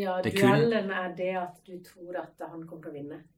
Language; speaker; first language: Norwegian; native; Norwegian